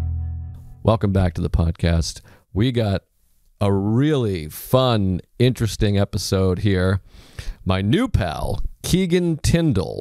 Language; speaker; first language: English; native; English